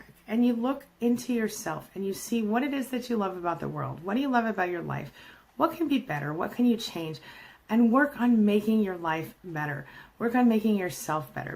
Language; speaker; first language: English; native; English